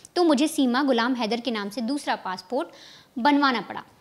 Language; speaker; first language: Hindi; native; Hindi